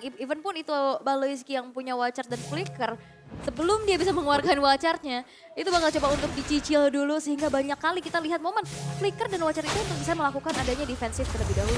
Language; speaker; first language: Indonesian; native; Indonesian